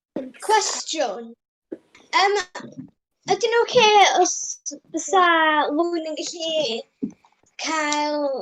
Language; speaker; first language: Welsh; non-native, local second language; English